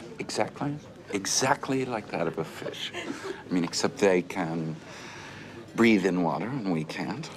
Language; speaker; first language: English; native; English